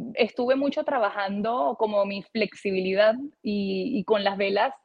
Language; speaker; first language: Spanish; native; Spanish